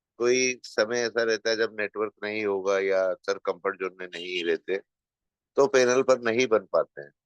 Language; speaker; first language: Hindi; native; Hindi